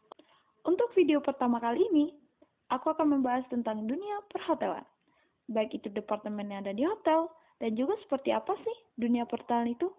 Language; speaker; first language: Indonesian; native; Indonesian